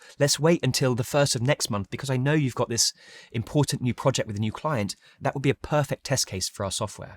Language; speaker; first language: English; native; English